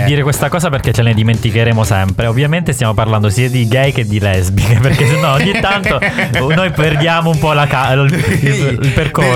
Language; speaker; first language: Italian; native; Italian